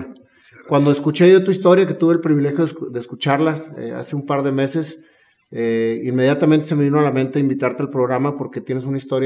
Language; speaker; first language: Spanish; native; Spanish